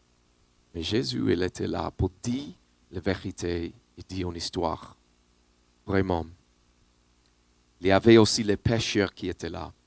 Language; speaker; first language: French; non-native, learner; English